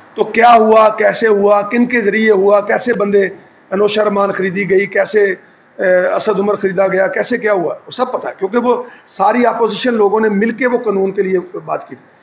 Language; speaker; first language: Urdu; non-native, local second language; Punjabi